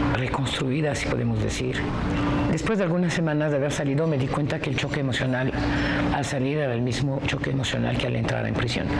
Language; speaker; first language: Spanish; non-native, fluent; French